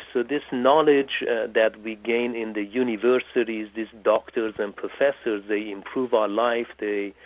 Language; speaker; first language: English; native; English